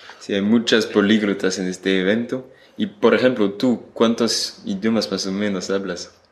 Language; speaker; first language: Spanish; non-native, fluent; French